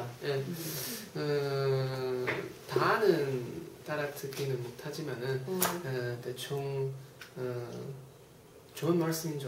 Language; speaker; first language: Korean; non-native, fluent; Chinese